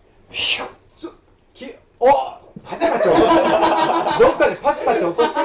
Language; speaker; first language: Japanese; native; Japanese